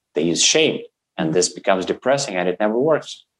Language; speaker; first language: English; non-native, fluent; Russian